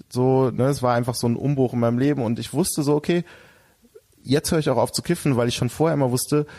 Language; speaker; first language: German; native; German